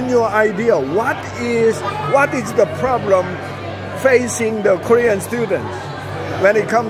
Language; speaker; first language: English; non-native, learner; Korean